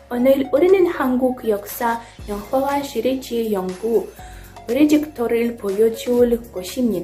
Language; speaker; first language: Korean; non-native, learner; Russian